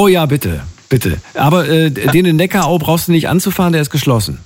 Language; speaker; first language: German; native; German